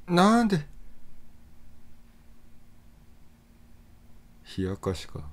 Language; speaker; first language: Japanese; native; Japanese